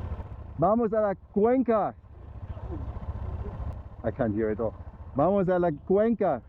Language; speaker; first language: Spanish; non-native, learner; English